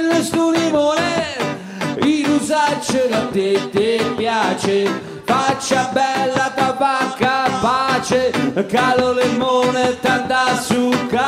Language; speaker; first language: Italian; native; Italian